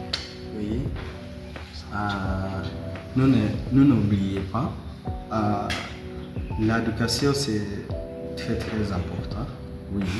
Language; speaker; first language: French; non-native, learner; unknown